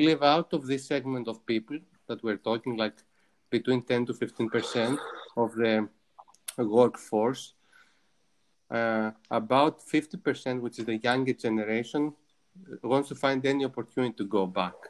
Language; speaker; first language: English; non-native, fluent; Greek